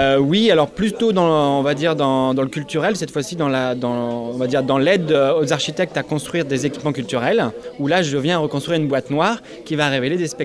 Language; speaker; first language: French; native; French